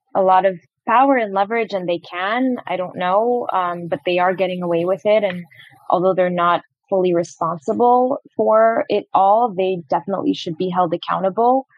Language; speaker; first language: English; non-native, fluent; Arabic